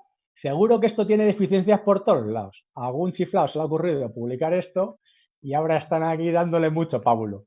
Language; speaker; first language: Spanish; native; Spanish